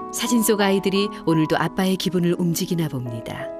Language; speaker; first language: Korean; native; Korean